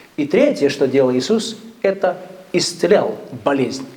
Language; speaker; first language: Russian; native; Russian